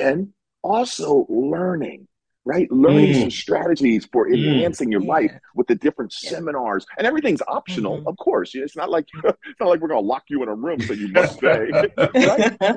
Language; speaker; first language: English; native; English